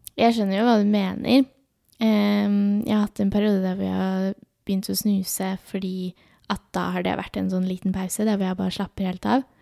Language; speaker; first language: Norwegian; early bilingual, other home language; Urdu